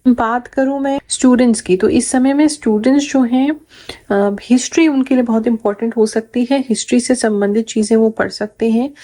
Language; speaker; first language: Hindi; native; Hindi